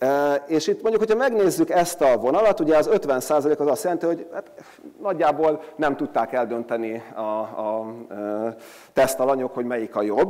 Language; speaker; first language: Hungarian; native; Hungarian